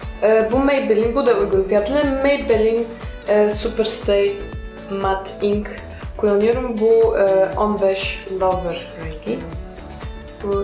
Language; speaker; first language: Turkish; non-native, fluent; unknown